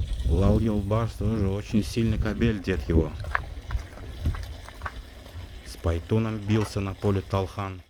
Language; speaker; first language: Russian; native; Russian